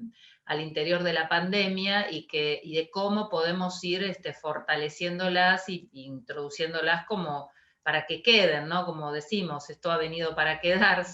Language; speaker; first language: Spanish; native; Spanish